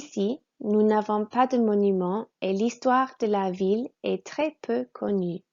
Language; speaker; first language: French; non-native, fluent; English